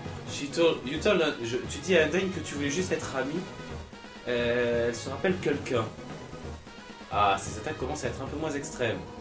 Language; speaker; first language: French; native; French